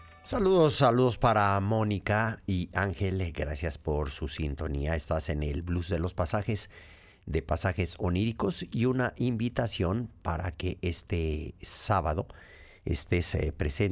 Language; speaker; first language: Spanish; native; Spanish